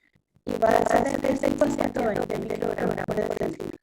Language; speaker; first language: Spanish; native; Spanish